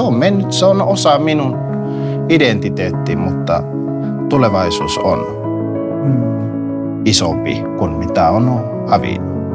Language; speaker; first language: Finnish; non-native, fluent; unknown